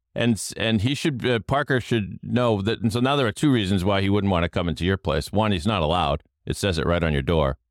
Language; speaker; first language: English; native; English